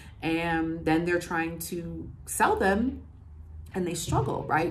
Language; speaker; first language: English; native; English